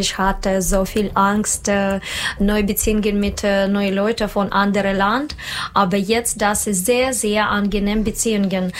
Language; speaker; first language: German; non-native, learner; Russian